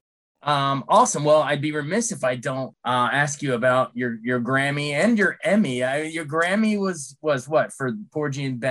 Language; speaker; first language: English; native; English